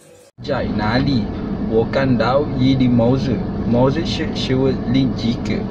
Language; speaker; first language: Chinese; non-native, learner; Malay